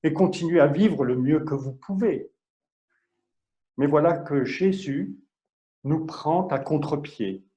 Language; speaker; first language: French; native; French